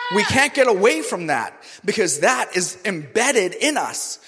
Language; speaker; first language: English; non-native, local second language; Urdu